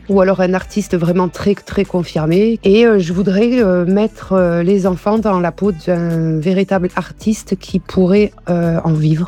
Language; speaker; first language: French; early bilingual, other home language; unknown